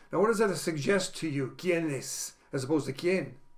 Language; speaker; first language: English; native; English